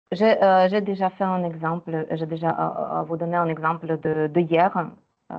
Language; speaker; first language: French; non-native, fluent; Ukrainian